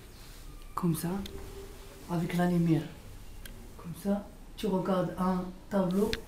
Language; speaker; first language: French; non-native, local second language; Arabic